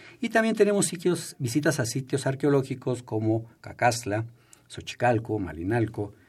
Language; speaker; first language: Spanish; native; Spanish